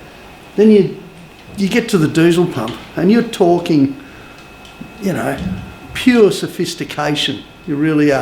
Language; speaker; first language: English; native; English